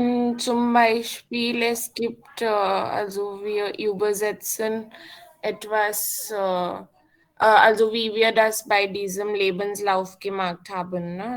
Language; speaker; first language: German; non-native, fluent; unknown